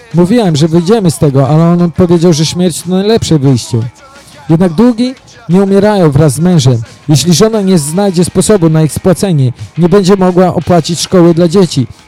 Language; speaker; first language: Polish; native; Polish